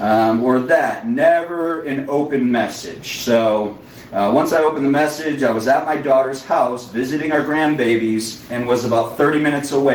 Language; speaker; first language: English; native; English